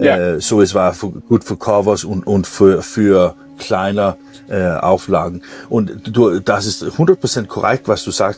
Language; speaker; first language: German; non-native, learner; Danish